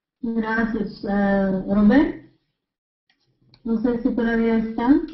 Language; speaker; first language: Spanish; non-native, fluent; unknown